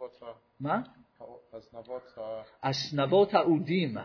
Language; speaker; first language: Hebrew; non-native, fluent; English